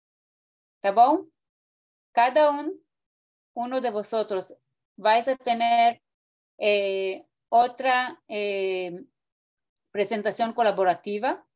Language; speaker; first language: Spanish; non-native, fluent; Portuguese